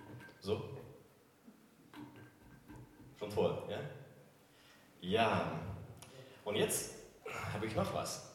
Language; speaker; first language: German; non-native, fluent; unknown